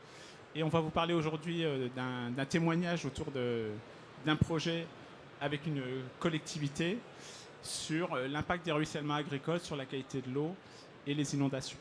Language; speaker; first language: French; native; French